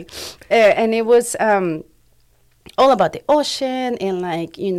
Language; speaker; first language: English; non-native, fluent; Spanish